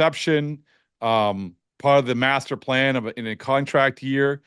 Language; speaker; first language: English; native; English